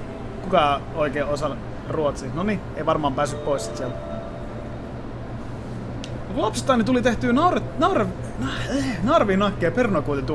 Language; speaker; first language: Finnish; native; Finnish